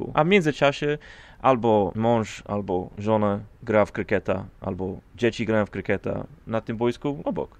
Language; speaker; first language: Polish; non-native, fluent; English